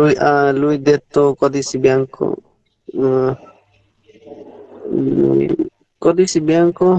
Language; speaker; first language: Italian; non-native, learner; Bangla